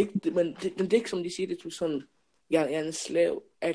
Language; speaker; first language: Danish; early bilingual, other home language; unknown